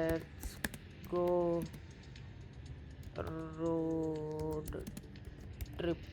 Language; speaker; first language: English; non-native, learner; Telugu